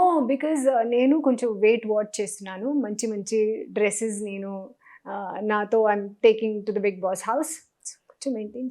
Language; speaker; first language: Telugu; non-native, local second language; Hindi